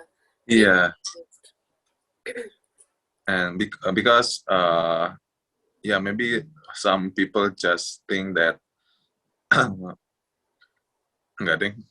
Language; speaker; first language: English; non-native, fluent; Indonesian